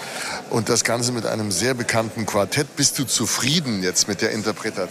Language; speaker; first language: German; native; German